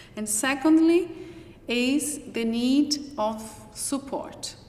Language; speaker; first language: English; non-native, fluent; Portuguese